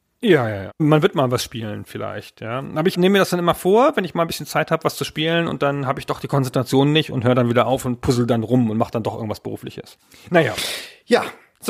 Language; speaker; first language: German; native; German